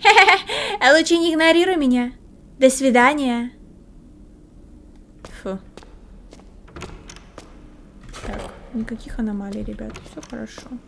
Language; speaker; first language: Russian; native; Russian